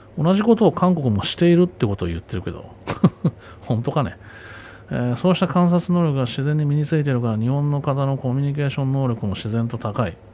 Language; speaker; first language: Japanese; native; Japanese